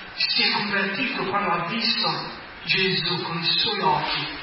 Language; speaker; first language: Italian; non-native, fluent; English